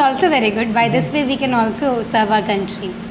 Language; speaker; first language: English; non-native, learner; Hindi